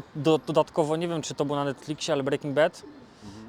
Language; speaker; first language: Polish; native; Polish